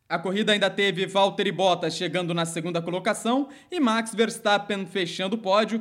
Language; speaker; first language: Portuguese; native; Portuguese